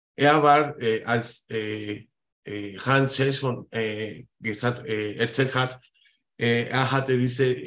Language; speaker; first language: German; non-native, fluent; Spanish